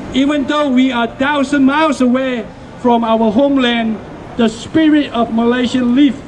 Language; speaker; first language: English; non-native, local second language; Chinese